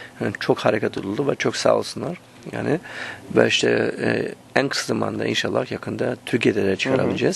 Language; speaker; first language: Turkish; early bilingual, heritage; Turkish